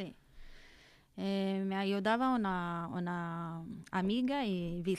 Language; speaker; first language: Spanish; non-native, learner; Arabic